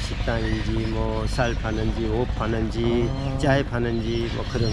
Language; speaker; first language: Korean; non-native, fluent; Hindi